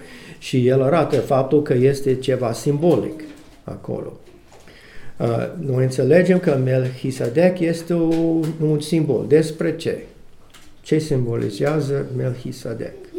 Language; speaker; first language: Romanian; non-native, learner; English